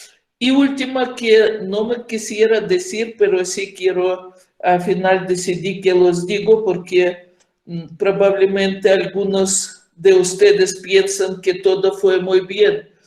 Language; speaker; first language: Spanish; non-native, fluent; Ukrainian